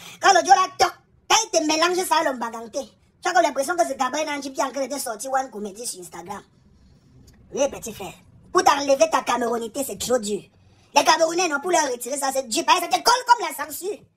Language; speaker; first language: French; non-native, local second language; English